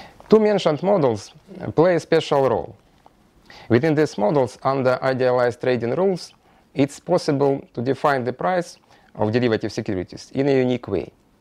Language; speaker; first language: English; non-native, fluent; Russian